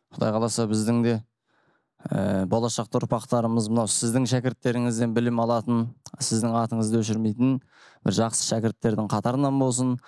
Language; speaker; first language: Kazakh; native; Kazakh